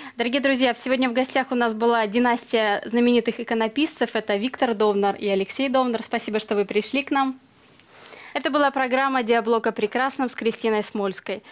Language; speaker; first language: Russian; native; Russian